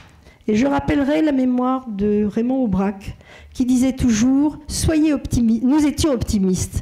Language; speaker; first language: French; native; French